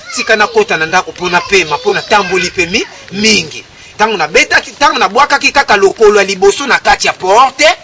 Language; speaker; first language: Lingala; non-native, local second language; Kongo